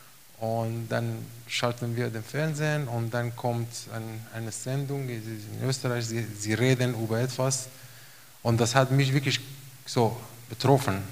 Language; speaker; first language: German; non-native, fluent; Romanian